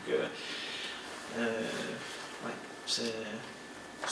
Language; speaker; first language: French; non-native, fluent; Norwegian